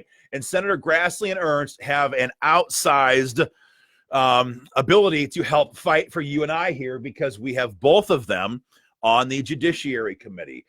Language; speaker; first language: English; native; English